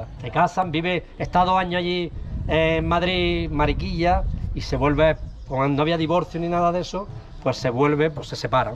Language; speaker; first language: Spanish; native; Spanish